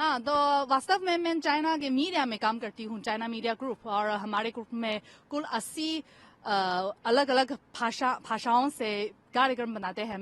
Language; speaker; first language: Hindi; non-native, fluent; Chinese